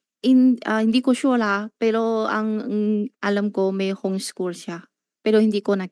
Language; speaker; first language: Filipino; non-native, learner; Chinese